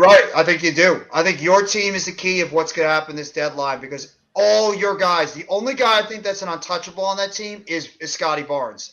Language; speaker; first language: English; native; English